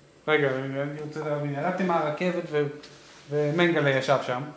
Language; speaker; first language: Hebrew; native; Hebrew